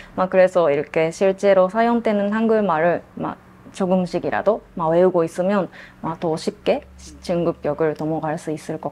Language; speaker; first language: Korean; non-native, fluent; Japanese